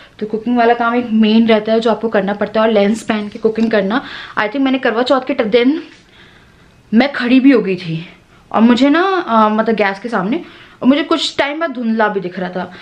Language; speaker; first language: Hindi; native; Hindi